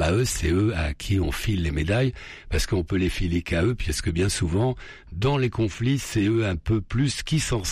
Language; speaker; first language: French; native; French